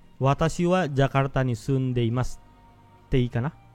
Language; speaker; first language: Japanese; non-native, fluent; Indonesian